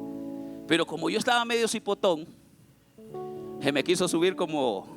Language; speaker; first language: Spanish; native; Spanish